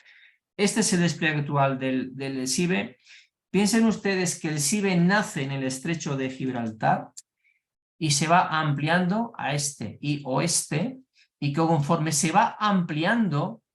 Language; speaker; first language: Spanish; native; Spanish